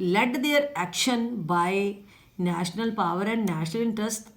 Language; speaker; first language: English; non-native, local second language; Punjabi